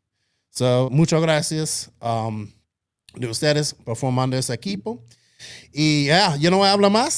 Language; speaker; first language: Spanish; non-native, local second language; English